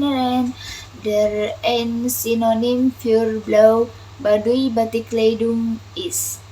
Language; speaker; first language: German; non-native, learner; Indonesian